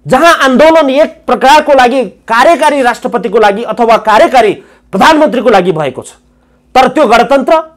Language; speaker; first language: Nepali; native; Nepali